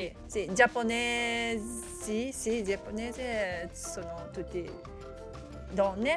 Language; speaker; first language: Italian; non-native, learner; Japanese